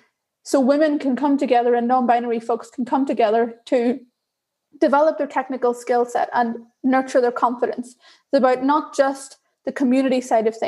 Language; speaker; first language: English; native; English